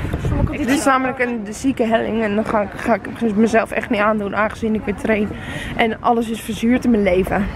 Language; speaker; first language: Dutch; native; Dutch